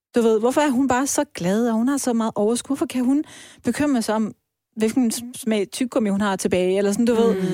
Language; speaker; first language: Danish; early bilingual, other home language; Persian